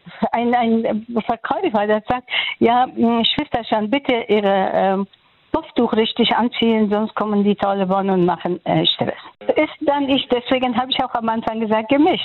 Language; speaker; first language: German; non-native, fluent; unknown